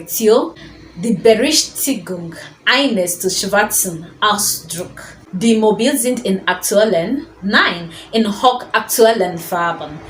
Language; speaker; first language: German; non-native, fluent; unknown